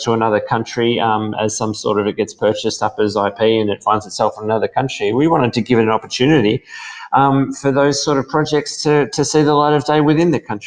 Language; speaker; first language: English; native; English